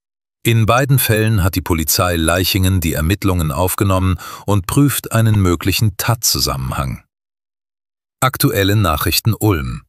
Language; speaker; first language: German; native; German